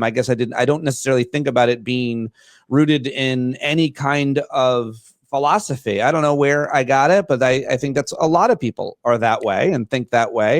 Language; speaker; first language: English; native; English